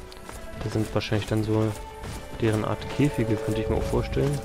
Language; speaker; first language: German; native; German